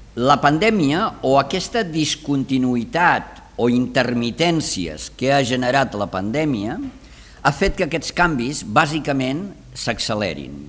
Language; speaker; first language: Catalan; native; Catalan